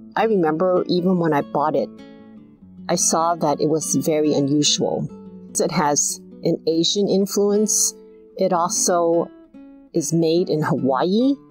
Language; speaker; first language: English; native; English